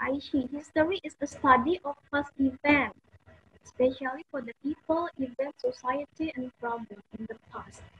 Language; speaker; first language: English; non-native, fluent; Indonesian